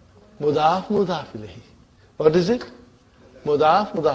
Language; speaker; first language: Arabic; non-native, fluent; English